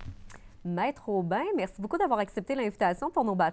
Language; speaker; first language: French; native; French